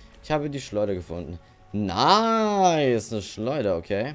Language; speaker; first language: German; native; German